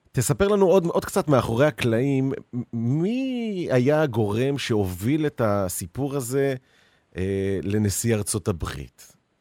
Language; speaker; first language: Hebrew; native; Hebrew